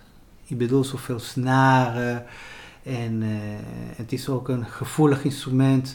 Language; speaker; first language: Dutch; non-native, fluent; Spanish